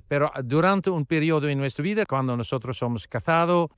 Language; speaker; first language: Spanish; non-native, learner; Dutch